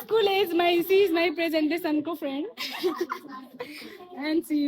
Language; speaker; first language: English; non-native, learner; Nepali